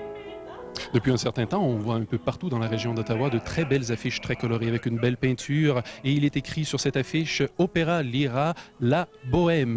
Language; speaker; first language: French; native; French